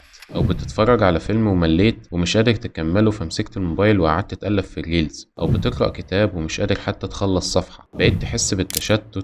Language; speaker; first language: Arabic; native; Arabic